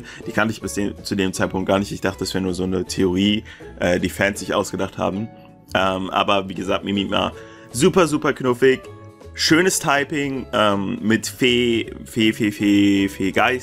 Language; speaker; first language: German; native; German